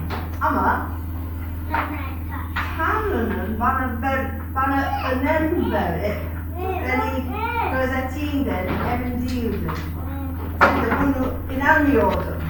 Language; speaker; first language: Turkish; non-native, fluent; English